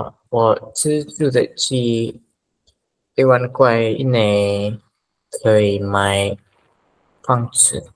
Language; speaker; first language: Chinese; non-native, learner; Indonesian